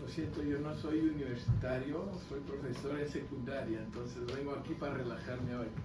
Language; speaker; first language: Spanish; non-native, fluent; French